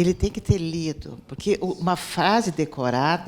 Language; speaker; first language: Portuguese; native; Portuguese